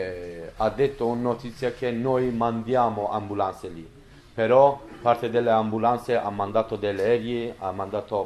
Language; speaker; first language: Italian; non-native, learner; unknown